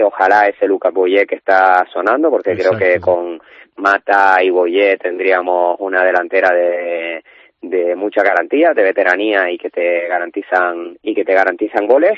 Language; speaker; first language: Spanish; native; Spanish